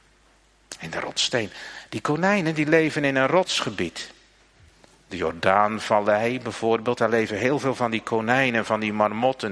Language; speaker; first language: Dutch; native; Dutch